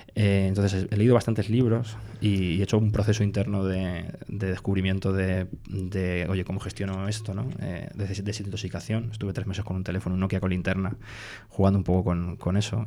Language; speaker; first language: Spanish; native; Spanish